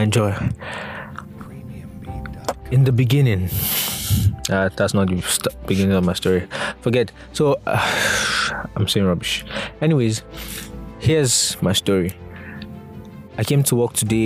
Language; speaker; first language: English; non-native, local second language; Yoruba